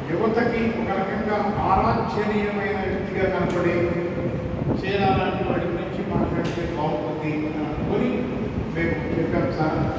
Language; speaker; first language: Telugu; native; Telugu